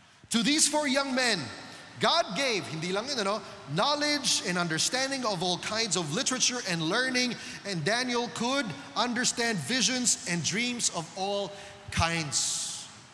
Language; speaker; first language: English; non-native, local second language; Filipino